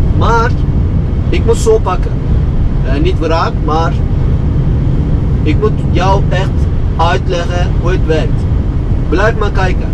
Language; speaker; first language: Dutch; non-native, fluent; Turkish